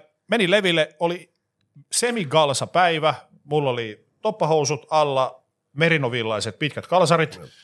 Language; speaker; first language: Finnish; native; Finnish